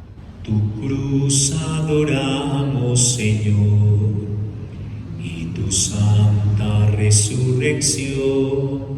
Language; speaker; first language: Spanish; native; Spanish